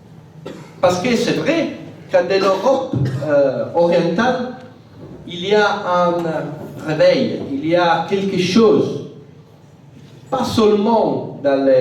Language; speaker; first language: French; non-native, fluent; Italian